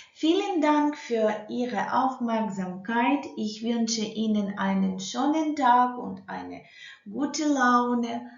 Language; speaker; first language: German; non-native, fluent; Ukrainian